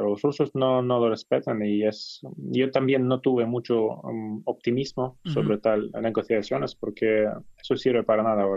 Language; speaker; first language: Spanish; non-native, fluent; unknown